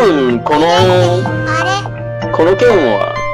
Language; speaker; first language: Japanese; non-native, learner; Chinese